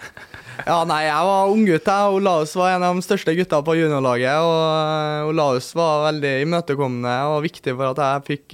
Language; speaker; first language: Norwegian; native; Norwegian